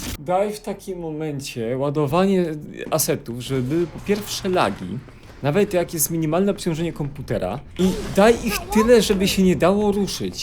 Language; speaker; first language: Polish; native; Polish